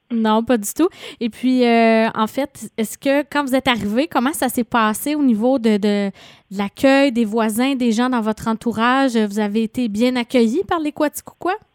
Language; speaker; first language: French; native; French